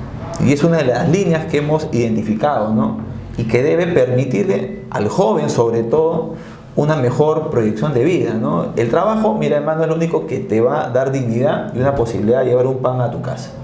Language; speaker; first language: Spanish; native; Spanish